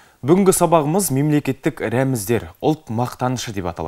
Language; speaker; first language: Kazakh; native; Kazakh